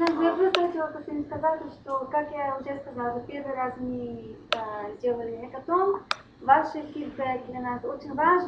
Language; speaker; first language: Russian; non-native, fluent; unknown